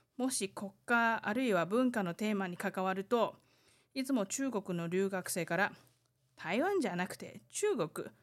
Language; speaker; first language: Japanese; non-native, fluent; Chinese